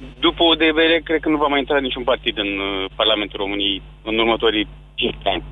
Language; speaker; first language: Romanian; native; Romanian